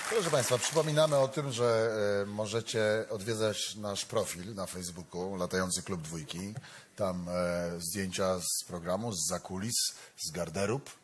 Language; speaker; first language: Polish; native; Polish